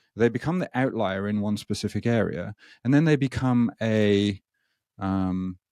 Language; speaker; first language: English; native; English